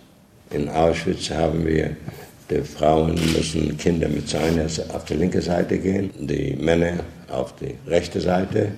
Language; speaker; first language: German; non-native, learner; Polish